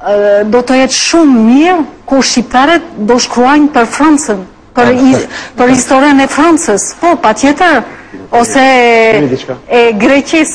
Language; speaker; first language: Albanian; non-native, fluent; French